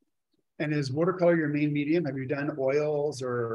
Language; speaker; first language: English; native; English